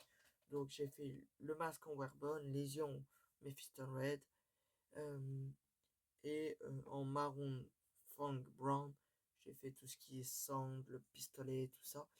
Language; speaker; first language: French; native; French